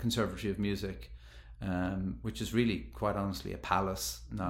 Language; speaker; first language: English; native; English